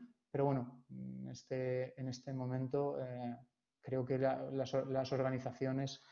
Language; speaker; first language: Spanish; native; Spanish